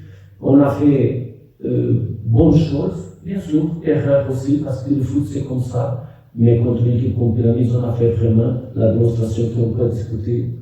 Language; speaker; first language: French; non-native, fluent; Portuguese